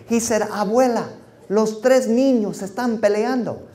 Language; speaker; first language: Spanish; early bilingual, heritage; Spanish